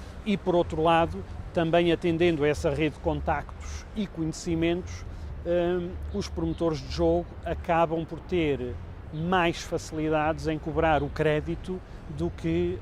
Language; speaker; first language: Portuguese; native; Portuguese